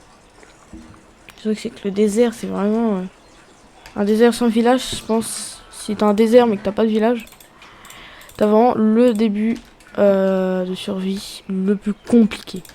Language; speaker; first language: French; native; French